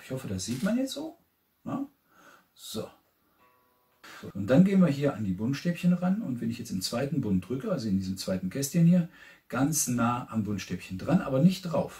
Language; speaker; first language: German; native; German